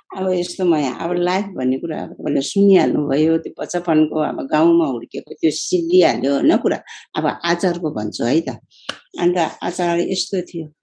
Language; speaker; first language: Nepali; non-native, local second language; Gurung